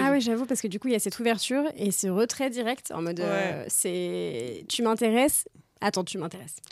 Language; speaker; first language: French; native; French